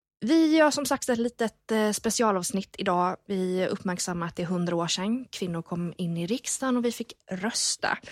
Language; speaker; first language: Swedish; native; Swedish